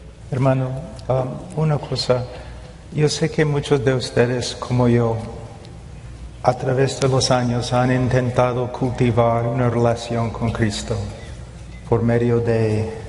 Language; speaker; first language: Spanish; non-native, fluent; English